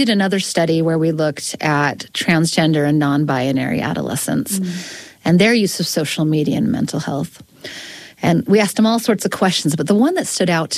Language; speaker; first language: English; native; English